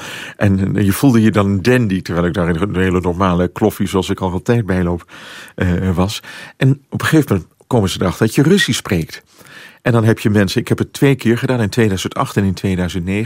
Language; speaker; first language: Dutch; native; Dutch